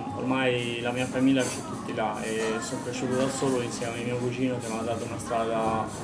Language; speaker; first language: Italian; non-native, fluent; Albanian